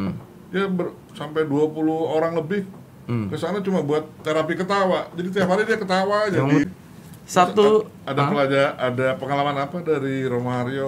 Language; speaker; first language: Indonesian; native; Indonesian